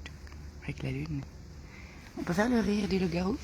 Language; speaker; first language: French; native; French